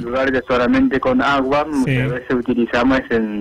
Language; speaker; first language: Spanish; non-native, fluent; Japanese